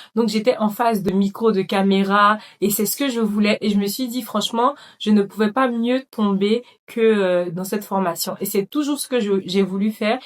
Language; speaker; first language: French; non-native, local second language; Dyula